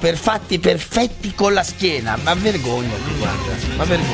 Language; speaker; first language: Italian; native; Italian